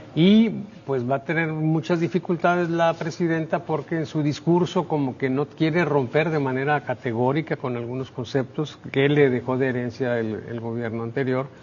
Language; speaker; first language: Spanish; native; Spanish